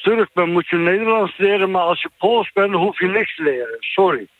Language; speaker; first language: Dutch; non-native, fluent; Turkish